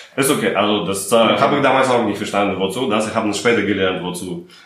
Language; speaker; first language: German; non-native, fluent; Russian